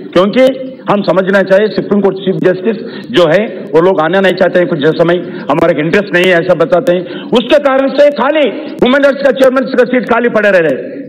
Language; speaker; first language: Hindi; non-native, local second language; Telugu